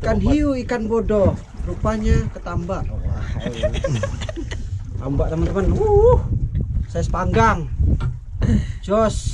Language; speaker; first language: Malay; native; Malay